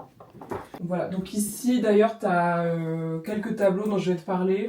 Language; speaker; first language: French; native; French